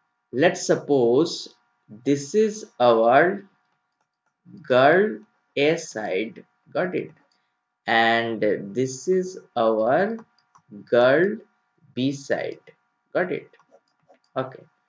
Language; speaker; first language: English; non-native, local second language; Sylheti